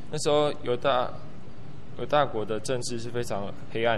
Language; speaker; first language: Chinese; native; Chinese